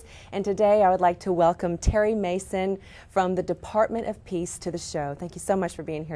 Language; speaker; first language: English; native; English